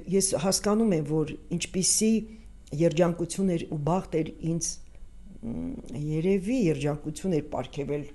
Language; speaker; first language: Armenian; native; Armenian